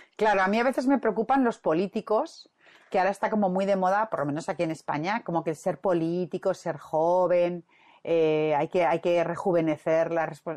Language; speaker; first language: Spanish; native; Spanish